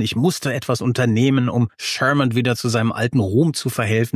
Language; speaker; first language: German; native; German